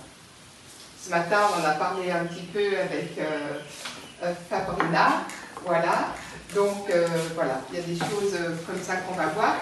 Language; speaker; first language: French; native; French